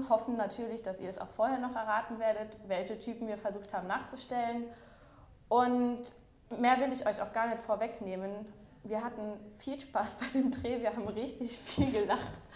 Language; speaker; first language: German; native; German